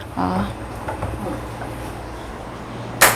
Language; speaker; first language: Chinese; non-native, learner; Indonesian